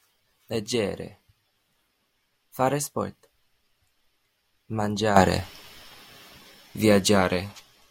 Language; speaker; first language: Italian; non-native, learner; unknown